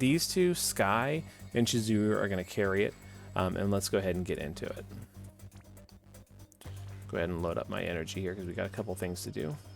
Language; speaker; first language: English; native; English